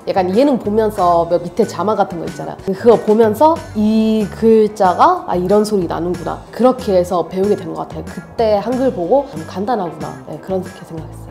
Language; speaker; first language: Korean; non-native, fluent; Hindi